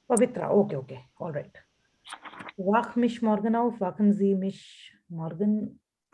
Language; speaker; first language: German; non-native, fluent; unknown